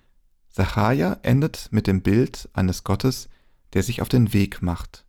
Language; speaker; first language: German; native; German